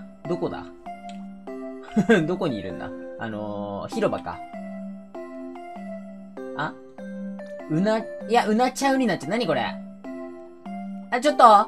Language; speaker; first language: Japanese; native; Japanese